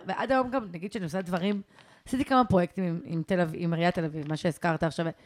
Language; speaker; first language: Hebrew; native; Hebrew